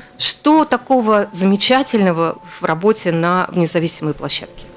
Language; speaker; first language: Russian; native; Russian